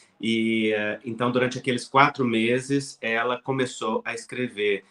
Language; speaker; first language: Portuguese; native; Portuguese